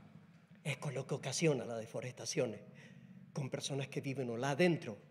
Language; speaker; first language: Italian; non-native, learner; Spanish